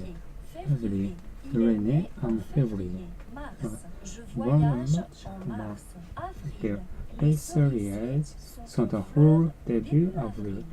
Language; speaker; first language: French; non-native, learner; Japanese